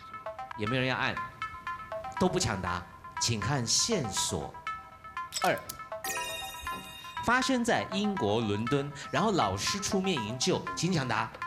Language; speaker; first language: Chinese; native; Chinese